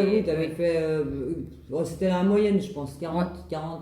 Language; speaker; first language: French; native; French